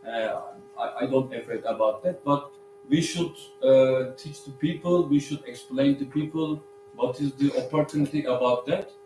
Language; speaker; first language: English; non-native, learner; Turkish